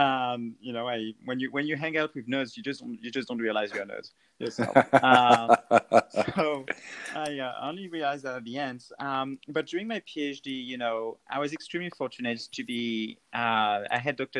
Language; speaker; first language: English; non-native, fluent; French